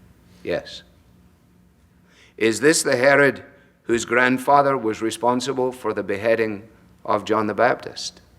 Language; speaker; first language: English; native; English